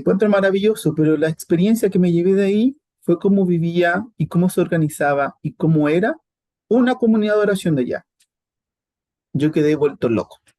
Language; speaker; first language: Spanish; native; Spanish